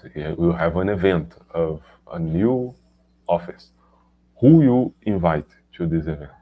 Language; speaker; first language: English; non-native, learner; Portuguese